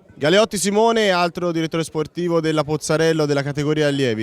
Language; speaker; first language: Italian; native; Italian